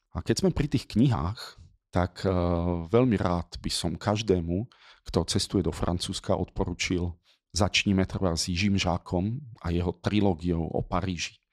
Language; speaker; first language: Slovak; native; Slovak